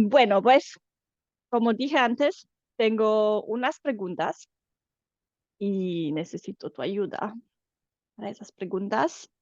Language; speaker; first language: Spanish; non-native, fluent; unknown